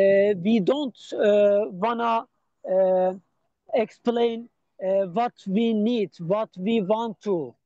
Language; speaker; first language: English; non-native, learner; Turkish